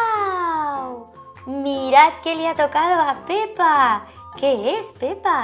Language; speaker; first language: Spanish; native; Spanish